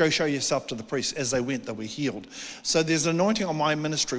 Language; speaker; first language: English; native; English